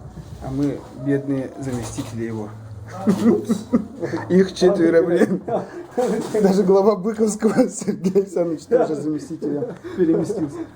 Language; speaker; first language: Russian; non-native, local second language; Yakut